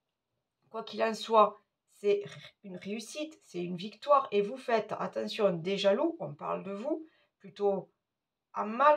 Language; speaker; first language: French; native; French